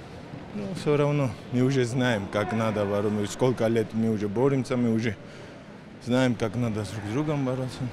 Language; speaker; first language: Russian; non-native, fluent; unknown